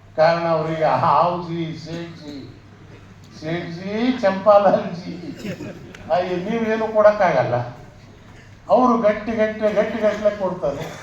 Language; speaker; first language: Kannada; non-native, local second language; Urdu